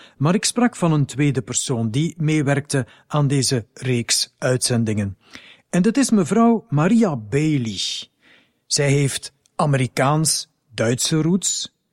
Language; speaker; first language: Dutch; native; Dutch